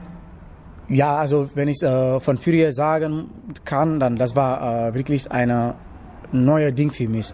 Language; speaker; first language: German; non-native, learner; Wolof